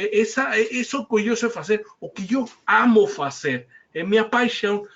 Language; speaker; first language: Portuguese; non-native, fluent; Spanish